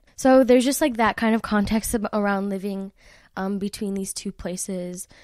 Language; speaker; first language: English; native; English